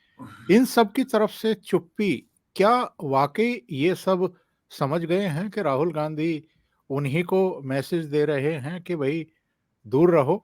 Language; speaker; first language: Hindi; native; Hindi